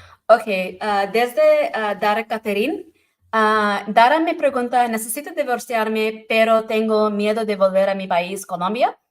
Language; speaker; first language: Spanish; non-native, learner; English